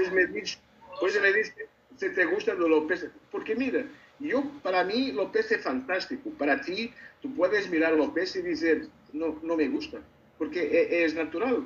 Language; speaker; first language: Spanish; non-native, learner; Portuguese